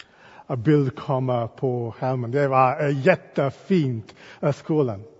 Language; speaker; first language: Swedish; non-native, fluent; English